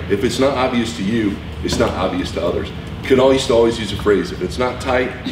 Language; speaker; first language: English; native; English